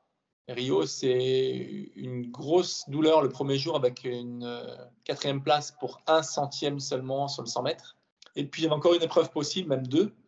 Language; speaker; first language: French; native; French